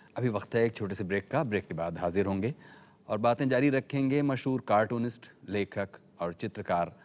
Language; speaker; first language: Hindi; native; Hindi